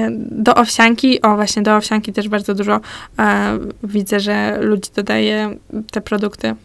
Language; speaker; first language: Polish; early bilingual, heritage; Polish